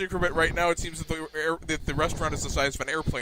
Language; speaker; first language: English; native; English